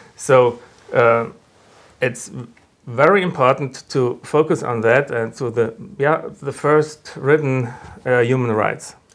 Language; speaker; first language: English; non-native, fluent; German